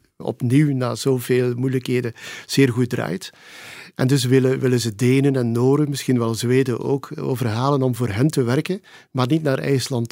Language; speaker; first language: Dutch; native; Dutch